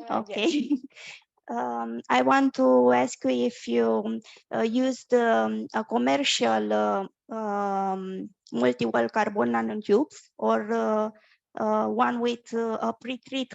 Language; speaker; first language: English; non-native, fluent; Romanian